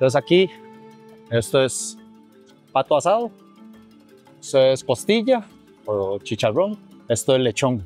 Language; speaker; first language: Spanish; early bilingual, other home language; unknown